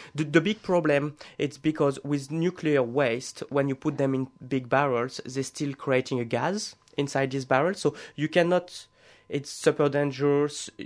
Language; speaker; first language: English; non-native, fluent; French